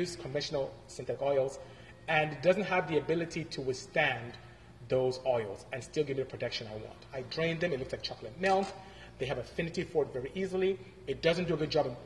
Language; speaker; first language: English; native; English